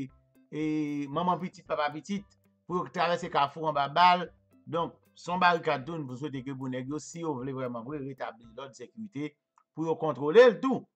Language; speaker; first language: French; non-native, local second language; Haitian Creole